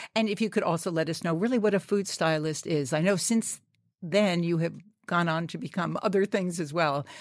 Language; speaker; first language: English; native; English